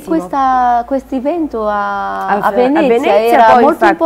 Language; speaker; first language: Italian; non-native, learner; Arabic